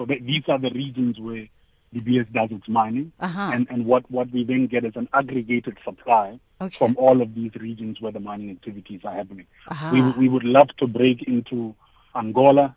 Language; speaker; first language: English; non-native, local second language; Tswana